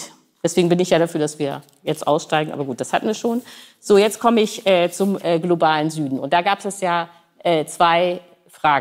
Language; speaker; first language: German; native; German